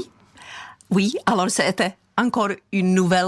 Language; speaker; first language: French; non-native, fluent; Czech